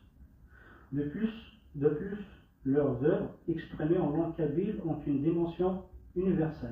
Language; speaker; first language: French; non-native, local second language; Kabyle